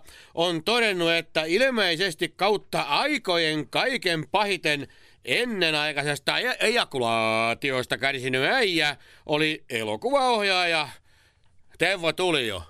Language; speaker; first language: Finnish; native; Finnish